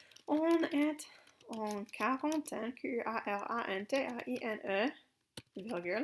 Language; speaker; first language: French; non-native, fluent; English